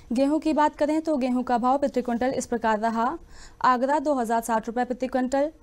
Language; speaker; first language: Hindi; native; Hindi